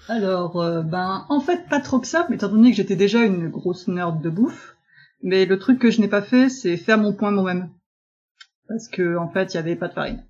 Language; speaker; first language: French; native; French